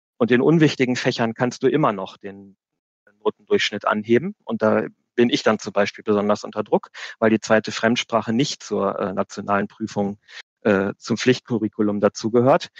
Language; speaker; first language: German; native; German